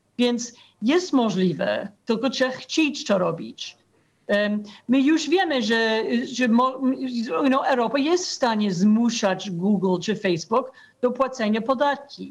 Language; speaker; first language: Polish; non-native, fluent; English